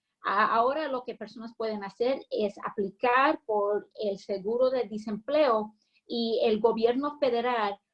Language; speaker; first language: Spanish; early bilingual, heritage; English